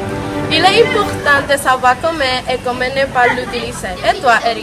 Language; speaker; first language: French; non-native, learner; Spanish